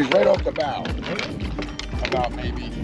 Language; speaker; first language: English; native; English